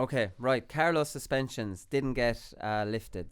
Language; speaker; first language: English; native; English